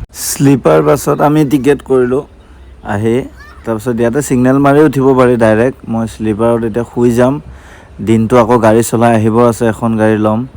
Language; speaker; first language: Assamese; native; Assamese